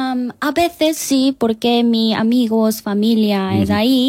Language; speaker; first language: Spanish; non-native, learner; Korean